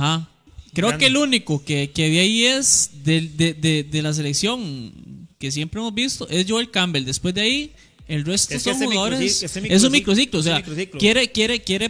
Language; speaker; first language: Spanish; native; Spanish